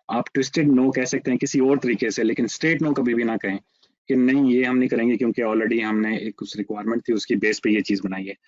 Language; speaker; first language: Urdu; native; Urdu